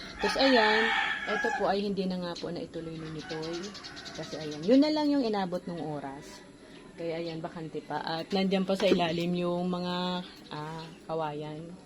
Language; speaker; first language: Filipino; non-native, local second language; Bikol